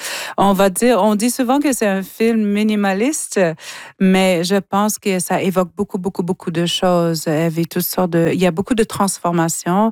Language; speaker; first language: French; non-native, local second language; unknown